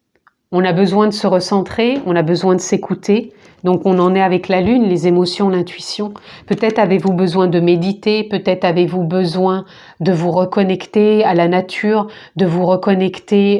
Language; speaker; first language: French; native; French